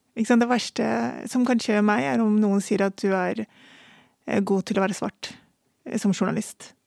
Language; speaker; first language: Norwegian; native; Norwegian